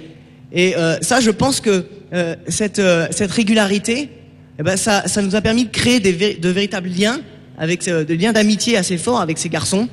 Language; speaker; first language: French; native; French